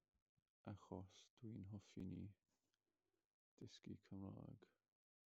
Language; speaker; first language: Welsh; non-native, learner; English